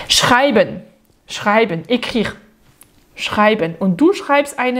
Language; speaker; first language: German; non-native, fluent; French